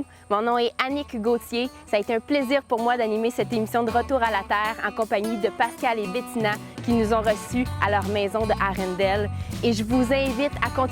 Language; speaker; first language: French; native; French